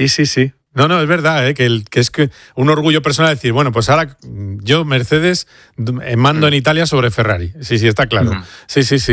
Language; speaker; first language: Spanish; native; Spanish